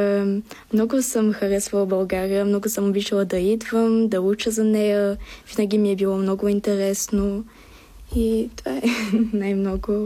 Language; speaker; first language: Bulgarian; early bilingual, heritage; Bulgarian